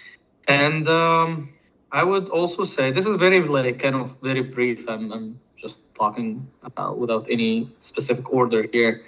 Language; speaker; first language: English; non-native, fluent; Arabic